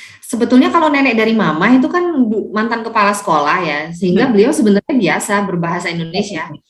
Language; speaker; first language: Indonesian; native; Indonesian